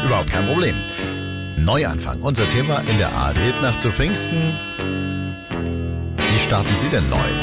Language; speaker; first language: German; native; German